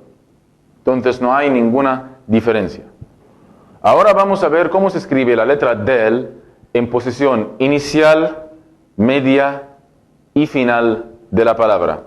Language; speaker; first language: Spanish; non-native, fluent; Arabic